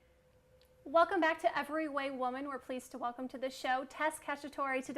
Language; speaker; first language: English; native; English